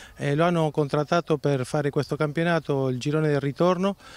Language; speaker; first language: Italian; early bilingual, heritage; Italian